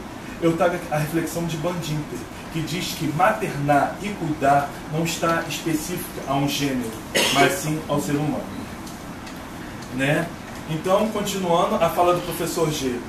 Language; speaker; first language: Portuguese; native; Portuguese